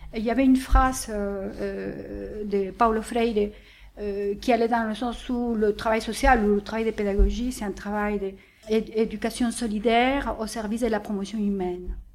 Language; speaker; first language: French; non-native, fluent; Spanish